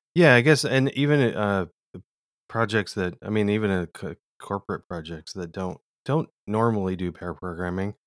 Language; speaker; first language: English; native; English